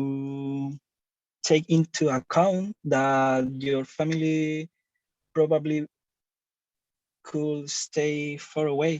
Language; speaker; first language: English; non-native, learner; Spanish